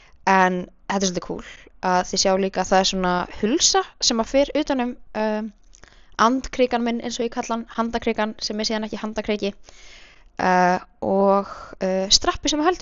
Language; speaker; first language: Icelandic; native; Icelandic